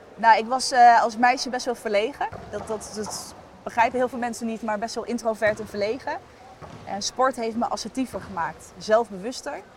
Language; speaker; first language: Dutch; native; Dutch